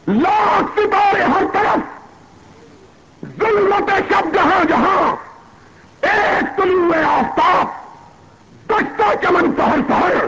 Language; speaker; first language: Urdu; non-native, local second language; Punjabi